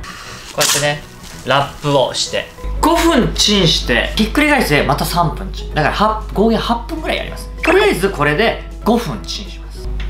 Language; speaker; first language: Japanese; native; Japanese